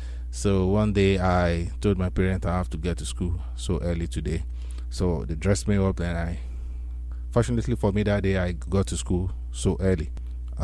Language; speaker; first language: English; non-native, local second language; Yoruba